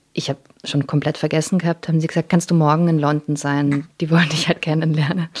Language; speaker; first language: German; non-native, local second language; English